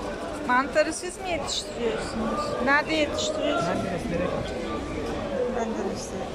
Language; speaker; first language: Turkish; native; Turkish